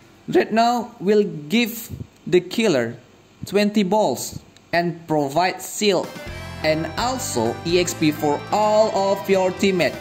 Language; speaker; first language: English; non-native, learner; Indonesian